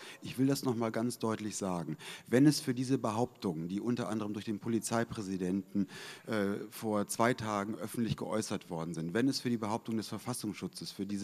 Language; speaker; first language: German; native; German